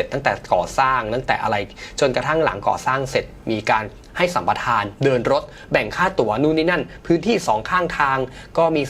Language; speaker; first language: Thai; native; Thai